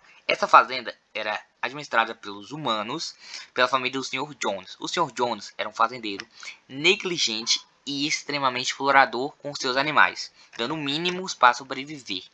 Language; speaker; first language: Portuguese; native; Portuguese